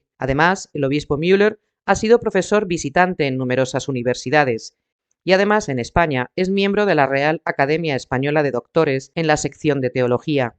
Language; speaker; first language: Spanish; native; Spanish